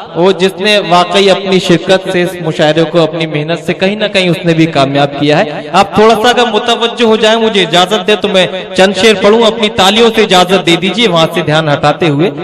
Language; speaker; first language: Urdu; native; Urdu